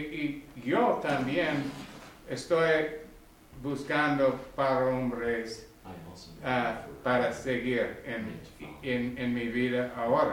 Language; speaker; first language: Spanish; non-native, learner; English